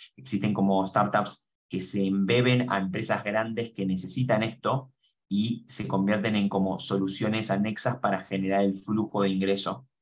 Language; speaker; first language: Spanish; native; Spanish